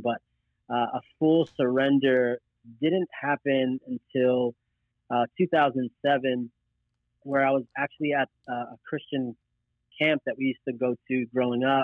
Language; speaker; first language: English; native; English